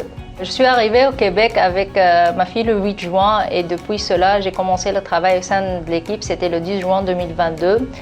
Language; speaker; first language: French; non-native, local second language; Arabic